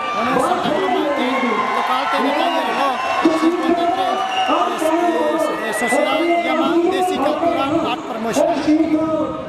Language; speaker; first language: Spanish; non-native, learner; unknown